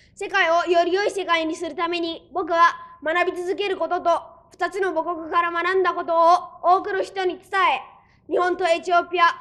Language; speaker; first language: Japanese; early bilingual, other home language; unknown